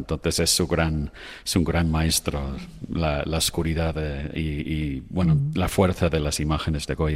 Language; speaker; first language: Spanish; non-native, fluent; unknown